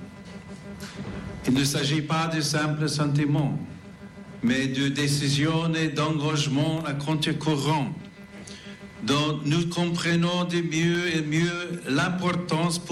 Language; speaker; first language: French; non-native, fluent; English